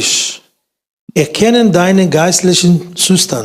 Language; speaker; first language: German; non-native, fluent; Portuguese